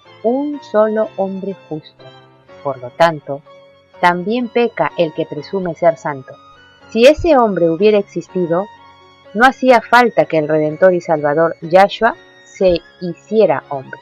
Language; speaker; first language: Spanish; native; Spanish